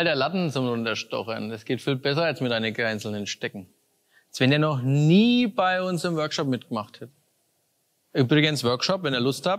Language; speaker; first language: German; native; German